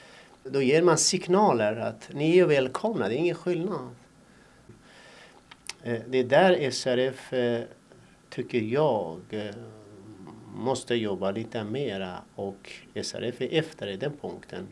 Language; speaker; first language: Swedish; non-native, fluent; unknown